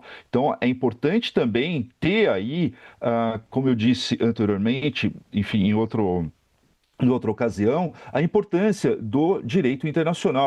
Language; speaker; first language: Portuguese; native; Portuguese